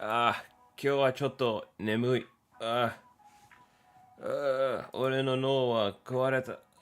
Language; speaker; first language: Japanese; non-native, learner; English